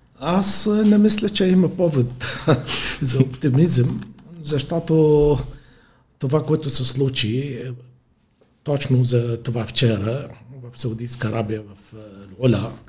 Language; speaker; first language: Bulgarian; non-native, fluent; Arabic